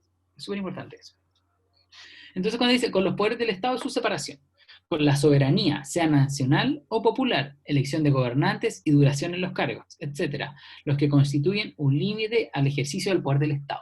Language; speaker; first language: Spanish; native; Spanish